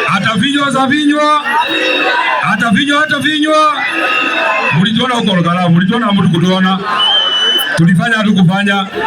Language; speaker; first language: Swahili; non-native, local second language; Kikuyu